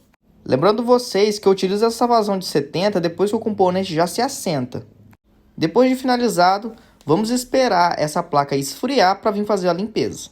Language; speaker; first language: Portuguese; native; Portuguese